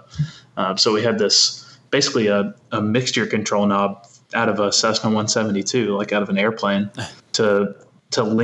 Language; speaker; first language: English; native; English